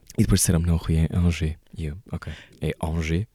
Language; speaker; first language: Portuguese; native; Portuguese